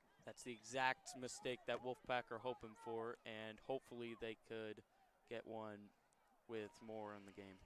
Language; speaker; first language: English; native; English